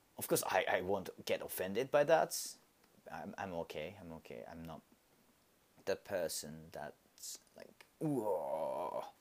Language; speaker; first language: English; non-native, learner; Japanese